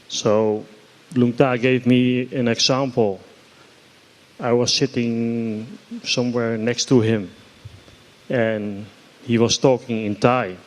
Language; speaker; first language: English; non-native, fluent; Dutch